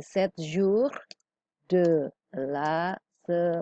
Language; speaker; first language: French; non-native, fluent; Indonesian